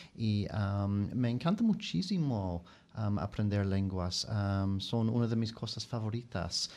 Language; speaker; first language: Spanish; non-native, fluent; English